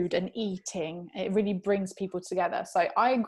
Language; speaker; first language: English; early bilingual, other home language; Italian